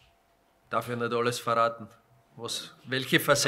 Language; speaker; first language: German; native; German